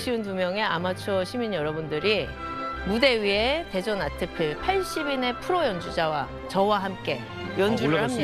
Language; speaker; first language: Korean; native; Korean